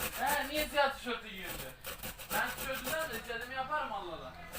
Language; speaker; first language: Turkish; native; Turkish